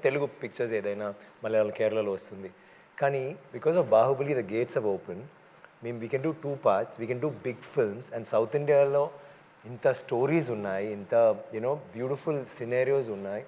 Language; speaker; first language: Telugu; non-native, local second language; Tamil